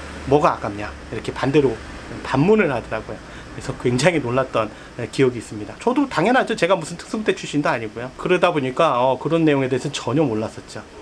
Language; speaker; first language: Korean; native; Korean